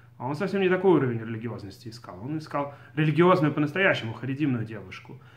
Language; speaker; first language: Russian; early bilingual, other home language; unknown